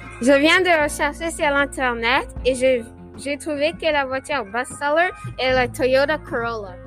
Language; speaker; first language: French; non-native, learner; English